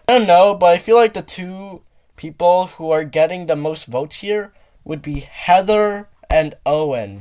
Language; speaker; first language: English; native; English